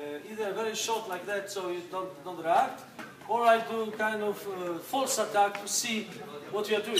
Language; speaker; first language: English; non-native, learner; Polish